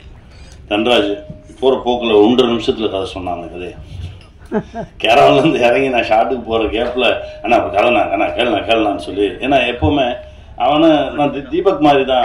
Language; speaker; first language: Tamil; native; Tamil